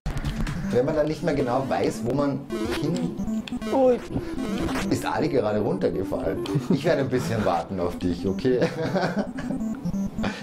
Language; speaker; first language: German; native; German